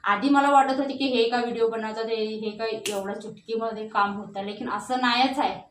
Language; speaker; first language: Marathi; non-native, local second language; Hindi